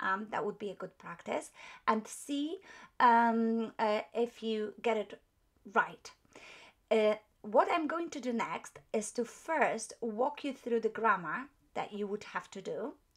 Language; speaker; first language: English; non-native, fluent; Polish